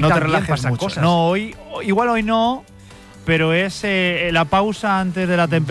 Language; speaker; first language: Spanish; native; Spanish